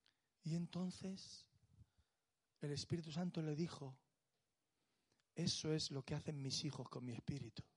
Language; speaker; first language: Spanish; native; Spanish